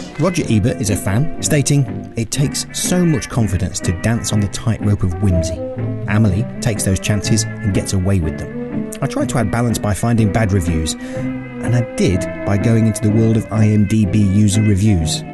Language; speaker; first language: English; native; English